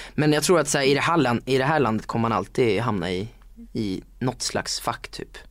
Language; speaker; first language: Swedish; native; Swedish